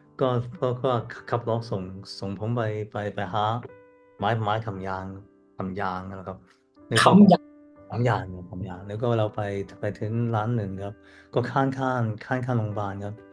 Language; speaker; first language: Thai; non-native, learner; Cantonese